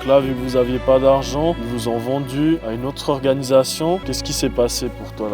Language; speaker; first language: French; native; French